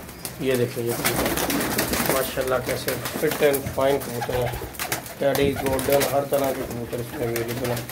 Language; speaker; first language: Hindi; non-native, local second language; Punjabi